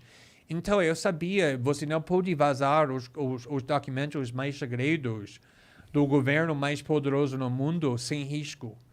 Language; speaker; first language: Portuguese; non-native, fluent; English